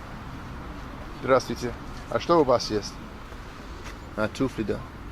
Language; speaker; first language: Russian; non-native, learner; English